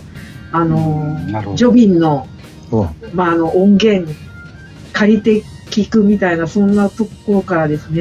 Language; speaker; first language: Japanese; native; Japanese